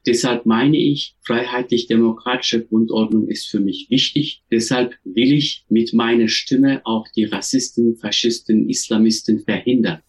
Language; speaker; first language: German; non-native, fluent; Turkish